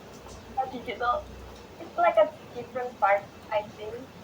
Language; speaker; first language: English; non-native, learner; Indonesian